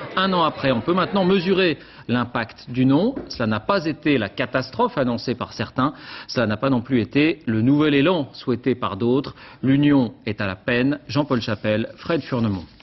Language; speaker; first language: French; native; French